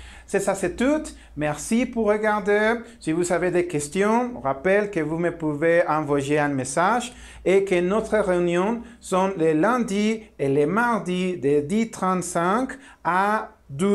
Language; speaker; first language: French; non-native, learner; Spanish